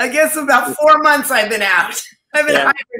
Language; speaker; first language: English; native; English